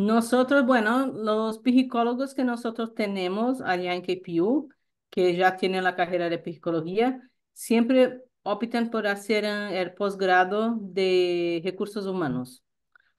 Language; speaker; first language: Spanish; non-native, fluent; Portuguese